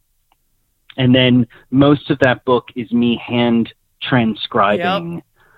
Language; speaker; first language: English; native; English